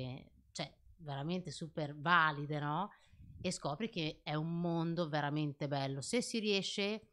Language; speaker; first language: Italian; early bilingual, other home language; Arabic